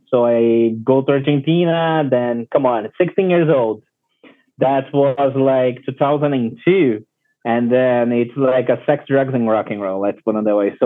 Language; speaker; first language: English; non-native, learner; Portuguese